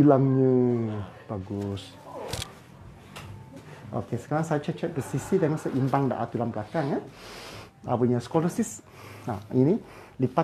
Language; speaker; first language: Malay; non-native, local second language; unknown